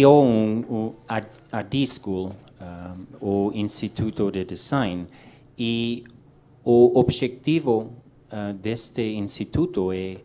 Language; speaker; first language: Portuguese; non-native, learner; English